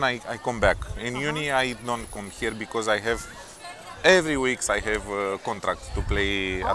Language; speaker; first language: English; non-native, learner; Romanian